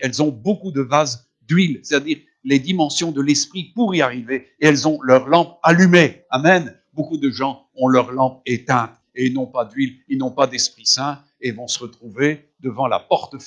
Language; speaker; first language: French; native; French